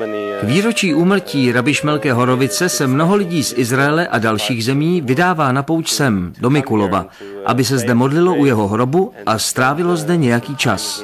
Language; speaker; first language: Czech; native; Czech